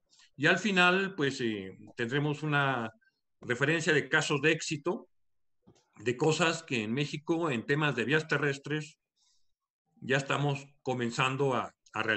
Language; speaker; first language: Spanish; native; Spanish